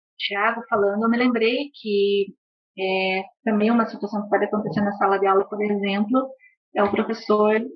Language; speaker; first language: Portuguese; native; Portuguese